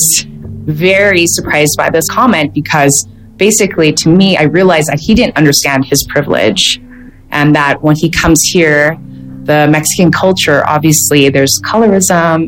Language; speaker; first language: English; native; English